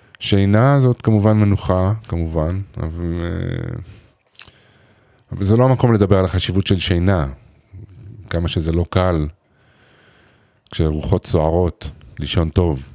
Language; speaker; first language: Hebrew; native; Hebrew